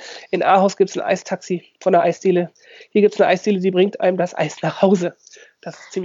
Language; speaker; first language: German; native; German